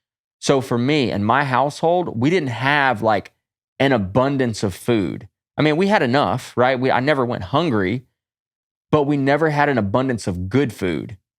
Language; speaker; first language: English; native; English